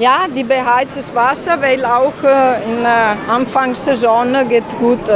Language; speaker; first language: German; non-native, learner; Italian